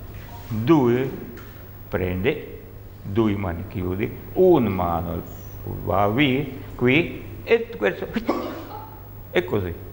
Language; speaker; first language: Italian; non-native, learner; Russian